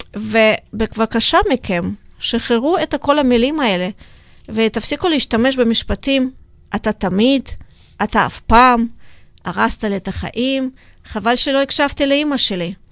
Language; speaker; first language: Hebrew; non-native, fluent; Russian